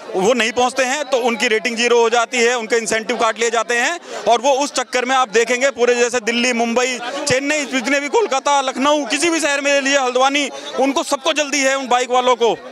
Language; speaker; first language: Hindi; native; Hindi